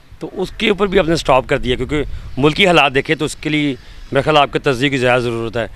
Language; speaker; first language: Urdu; non-native, local second language; Punjabi